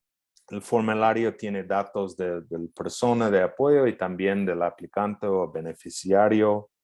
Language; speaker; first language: Spanish; non-native, fluent; English